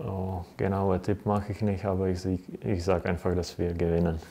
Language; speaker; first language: German; non-native, fluent; Czech